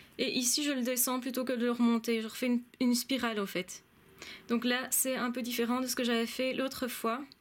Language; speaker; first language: French; native; French